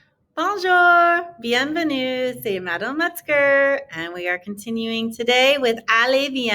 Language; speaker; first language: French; non-native, fluent; English